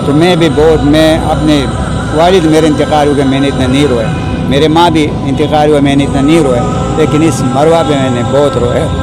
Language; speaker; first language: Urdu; non-native, local second language; Pashto